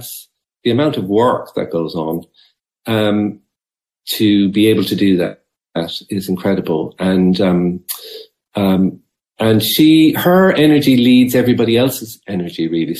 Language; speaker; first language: English; native; English